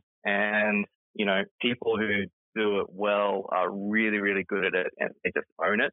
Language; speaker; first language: English; native; English